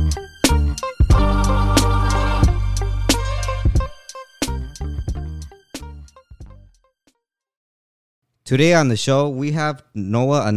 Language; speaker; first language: English; native; English